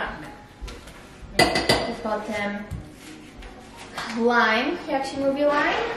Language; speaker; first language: Polish; early bilingual, heritage; English